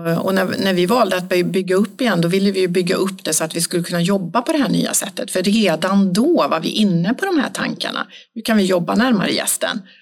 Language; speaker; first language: Swedish; native; Swedish